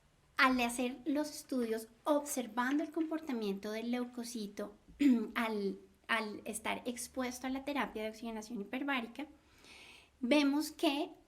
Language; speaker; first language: Spanish; native; Spanish